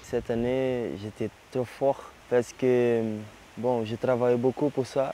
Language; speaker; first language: French; non-native, learner; Portuguese